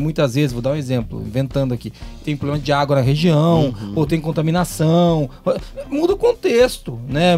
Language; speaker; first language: Portuguese; native; Portuguese